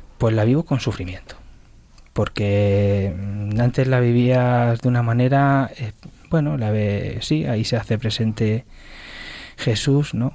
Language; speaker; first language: Spanish; native; Spanish